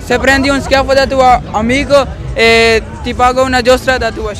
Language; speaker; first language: Italian; non-native, learner; Punjabi